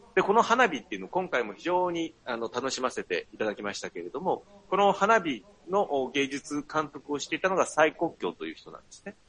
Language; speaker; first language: Japanese; native; Japanese